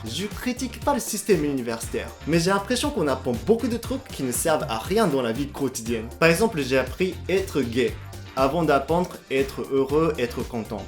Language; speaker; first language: French; non-native, fluent; Japanese